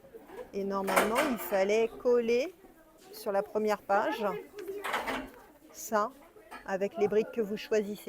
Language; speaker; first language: French; native; French